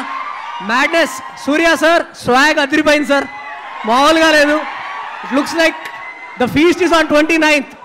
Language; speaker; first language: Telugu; native; Telugu